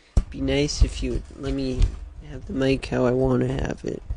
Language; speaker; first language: English; native; English